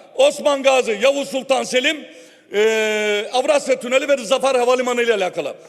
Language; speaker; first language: Turkish; native; Turkish